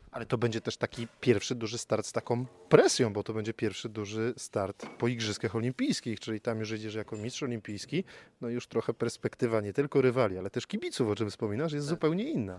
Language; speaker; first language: Polish; native; Polish